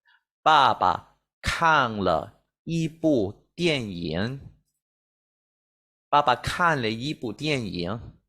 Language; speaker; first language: Chinese; non-native, fluent; Spanish